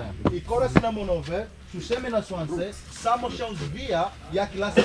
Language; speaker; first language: Polish; non-native, learner; Swahili